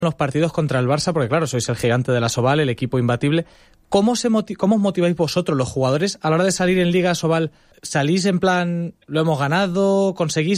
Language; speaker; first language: Spanish; native; Spanish